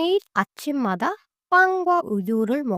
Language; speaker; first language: Korean; non-native, learner; Hindi